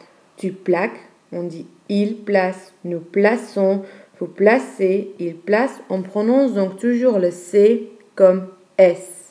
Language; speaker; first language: French; non-native, fluent; Dutch